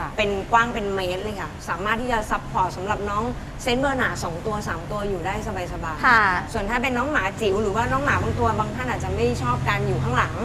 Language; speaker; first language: Thai; native; Thai